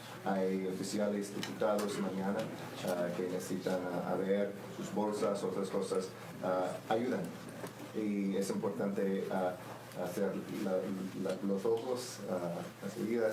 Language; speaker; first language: Spanish; non-native, learner; English